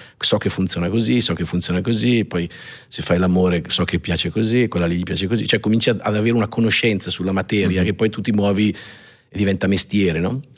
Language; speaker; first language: Italian; native; Italian